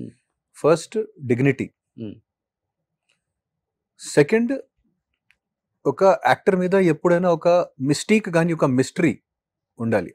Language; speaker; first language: Telugu; non-native, fluent; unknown